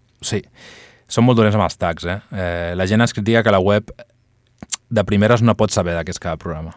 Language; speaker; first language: Catalan; non-native, local second language; Spanish